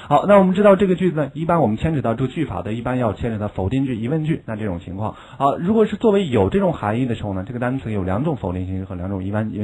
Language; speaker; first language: Chinese; native; Chinese